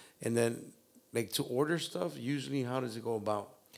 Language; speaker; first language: English; early bilingual, other home language; Spanish